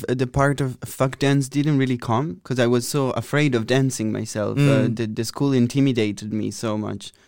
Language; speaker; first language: English; non-native, fluent; Italian